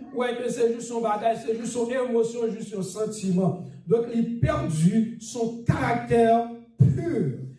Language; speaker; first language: French; non-native, learner; English